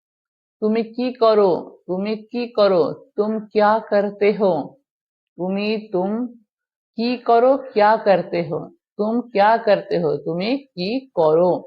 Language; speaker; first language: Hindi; non-native, local second language; Bangla